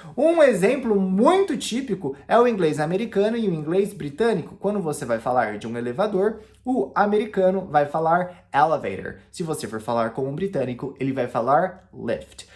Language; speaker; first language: Portuguese; native; Portuguese